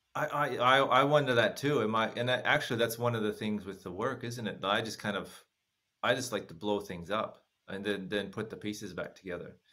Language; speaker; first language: English; native; English